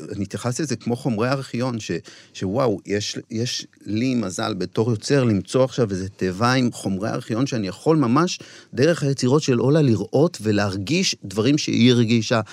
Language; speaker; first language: Hebrew; native; Hebrew